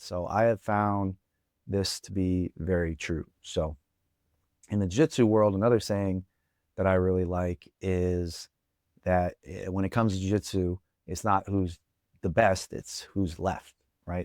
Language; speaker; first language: English; native; English